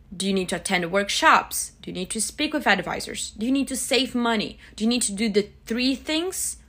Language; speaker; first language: English; non-native, fluent; Portuguese